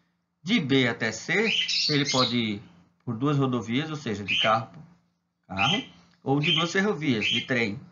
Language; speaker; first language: Portuguese; native; Portuguese